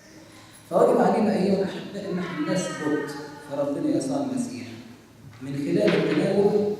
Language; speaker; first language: Arabic; native; Arabic